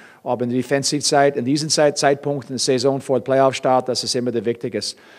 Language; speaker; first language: German; non-native, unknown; English